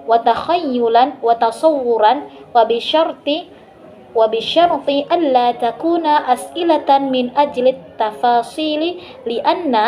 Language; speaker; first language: Arabic; non-native, learner; Indonesian